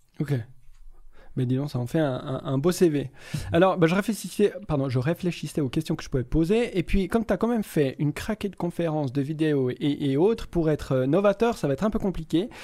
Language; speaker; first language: French; native; French